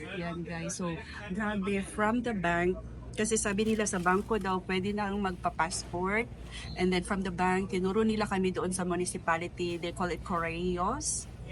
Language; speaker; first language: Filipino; non-native, local second language; Cebuano